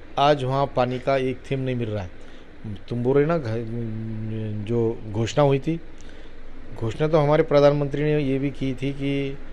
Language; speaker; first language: Hindi; non-native, local second language; Marathi